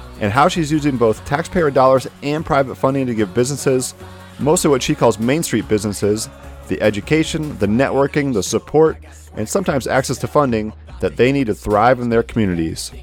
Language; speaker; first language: English; native; English